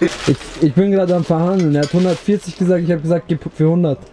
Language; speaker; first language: German; early bilingual, other home language; Turkish